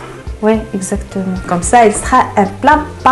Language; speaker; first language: French; non-native, local second language; Arabic